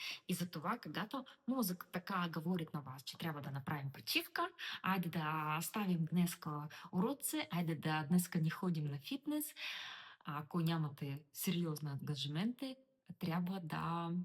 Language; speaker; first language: Bulgarian; non-native, learner; Russian